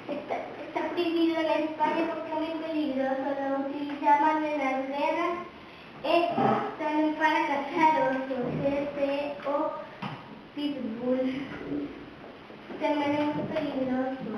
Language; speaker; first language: Spanish; non-native, local second language; Galician